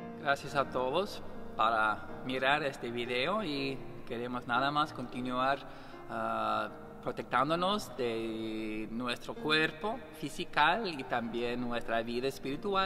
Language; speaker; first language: Spanish; non-native, learner; English